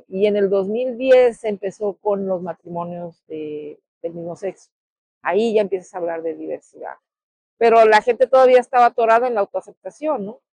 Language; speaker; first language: Spanish; native; Spanish